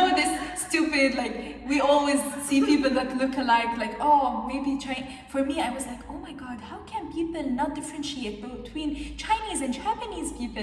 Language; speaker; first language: English; non-native, fluent; Arabic